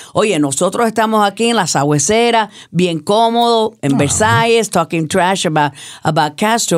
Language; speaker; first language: Spanish; early bilingual, heritage; Spanish